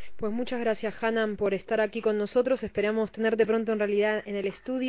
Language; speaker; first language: Spanish; native; Spanish